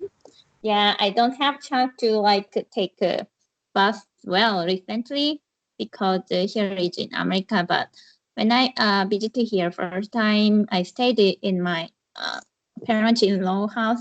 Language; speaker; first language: English; non-native, learner; Korean